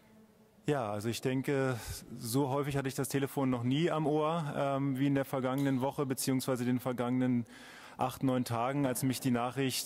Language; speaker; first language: German; native; German